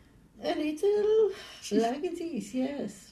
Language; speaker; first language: English; non-native, learner; Polish